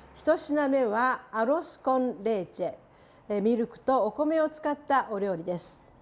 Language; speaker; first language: Japanese; native; Japanese